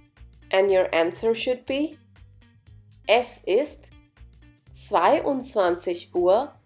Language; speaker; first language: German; non-native, fluent; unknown